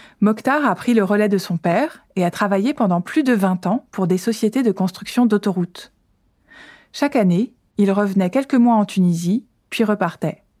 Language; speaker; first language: French; native; French